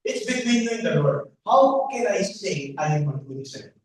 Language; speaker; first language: English; non-native, local second language; Filipino